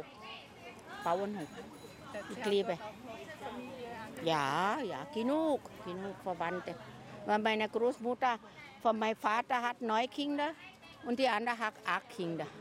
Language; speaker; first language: German; non-native, learner; Thai